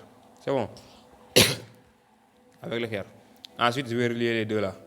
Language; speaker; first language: French; non-native, local second language; Wolof